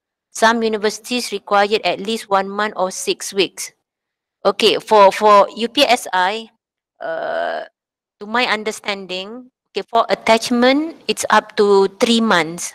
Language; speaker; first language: English; non-native, local second language; Malay